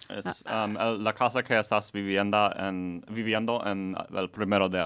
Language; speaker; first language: Spanish; non-native, learner; English